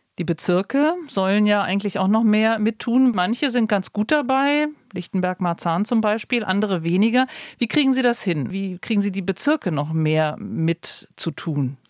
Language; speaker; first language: German; native; German